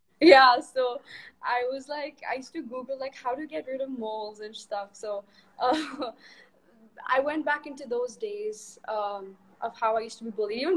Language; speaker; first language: English; non-native, local second language; Hindi